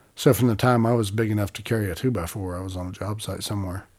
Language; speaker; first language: English; native; English